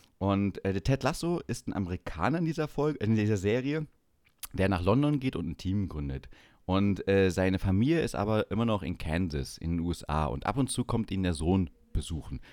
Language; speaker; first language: German; native; German